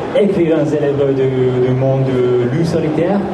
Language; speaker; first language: French; non-native, learner; English